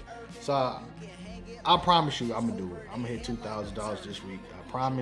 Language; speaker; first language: English; native; English